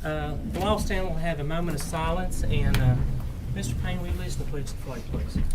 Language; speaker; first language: English; native; English